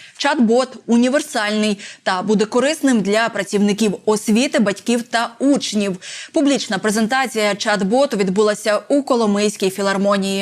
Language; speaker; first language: Ukrainian; native; Ukrainian